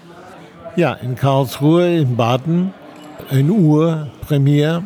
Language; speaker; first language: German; non-native, fluent; English